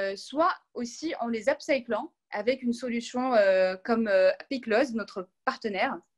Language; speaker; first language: French; non-native, local second language; Arabic